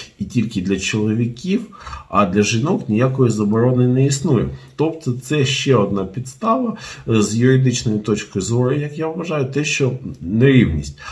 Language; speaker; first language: Ukrainian; non-native, local second language; Russian